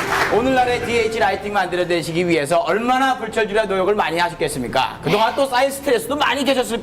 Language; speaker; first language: Korean; native; Korean